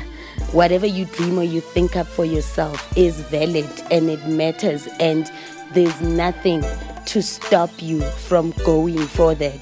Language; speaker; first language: English; non-native, local second language; Zulu